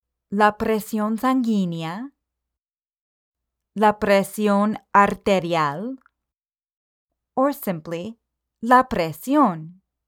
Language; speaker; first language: Spanish; non-native, fluent; English